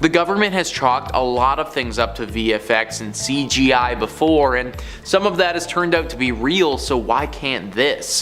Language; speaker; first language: English; native; English